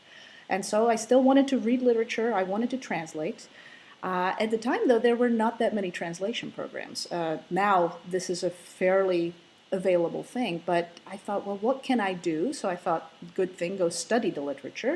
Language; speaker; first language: English; non-native, fluent; Slovak